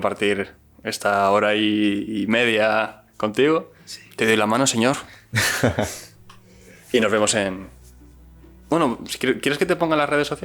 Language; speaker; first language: Spanish; native; Spanish